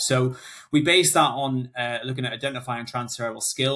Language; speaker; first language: English; native; English